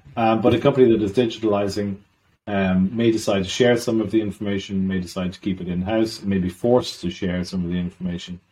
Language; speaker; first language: English; native; English